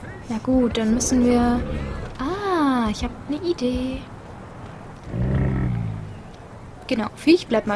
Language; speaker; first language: German; native; German